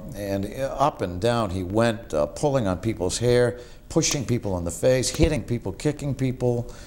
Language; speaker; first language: English; native; English